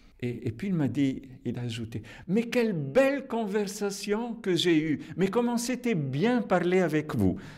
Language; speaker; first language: French; non-native, local second language; Italian